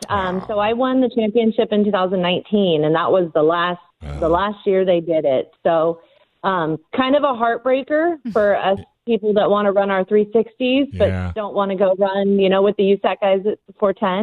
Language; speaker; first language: English; native; English